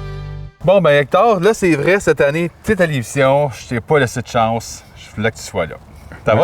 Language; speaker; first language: French; native; French